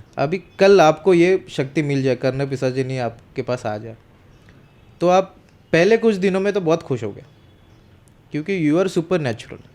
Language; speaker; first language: Hindi; non-native, local second language; Marathi